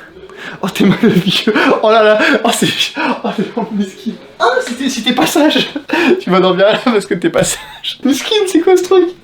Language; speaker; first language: French; native; French